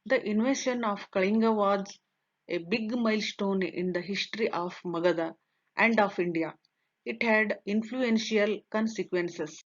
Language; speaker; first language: English; non-native, local second language; Kannada